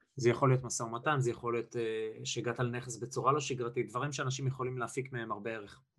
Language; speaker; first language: Hebrew; native; Hebrew